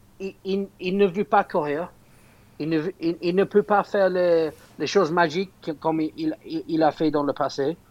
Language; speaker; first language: French; non-native, fluent; English